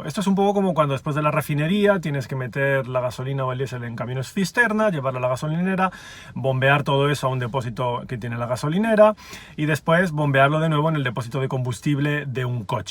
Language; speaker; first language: Spanish; native; Spanish